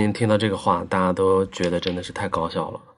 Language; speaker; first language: Chinese; native; Chinese